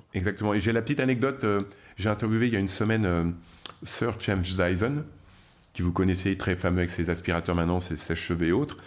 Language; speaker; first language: French; native; French